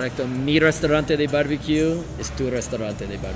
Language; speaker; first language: Spanish; non-native, learner; English